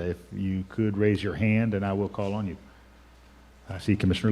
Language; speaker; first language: English; native; English